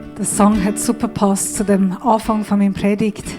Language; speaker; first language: German; non-native, learner; Persian